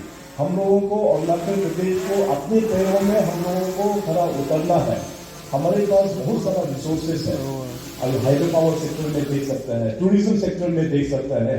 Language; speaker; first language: Hindi; non-native, local second language; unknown